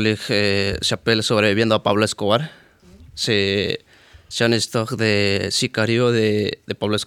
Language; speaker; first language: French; non-native, learner; Spanish